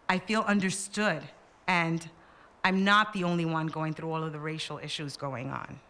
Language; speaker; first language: English; early bilingual, other home language; Spanish